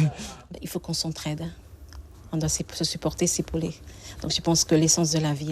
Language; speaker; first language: French; non-native, fluent; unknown